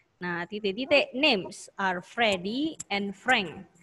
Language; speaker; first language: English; non-native, learner; Indonesian